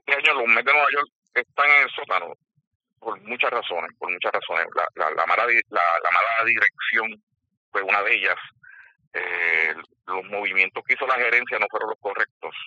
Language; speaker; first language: Spanish; native; Spanish